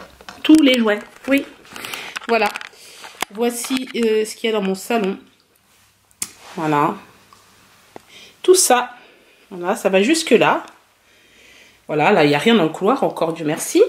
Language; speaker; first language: French; native; French